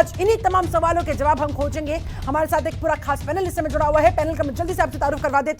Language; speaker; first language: Hindi; native; Hindi